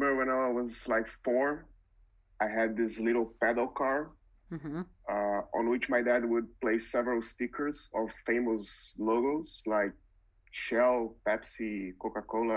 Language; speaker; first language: English; non-native, fluent; Portuguese